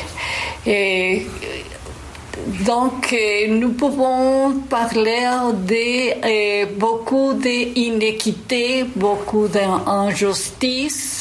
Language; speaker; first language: French; non-native, fluent; Spanish